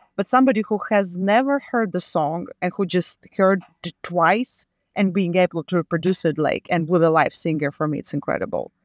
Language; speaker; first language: English; non-native, fluent; Latvian